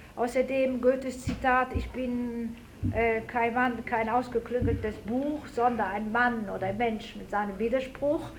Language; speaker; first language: German; non-native, fluent; Italian